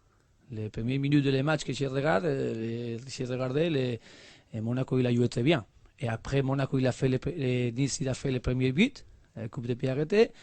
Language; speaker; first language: French; non-native, learner; Spanish